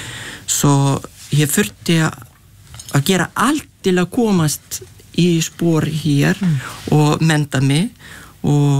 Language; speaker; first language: Icelandic; non-native, fluent; Lithuanian